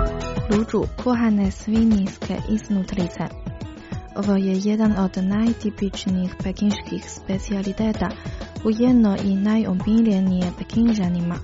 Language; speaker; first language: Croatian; non-native, fluent; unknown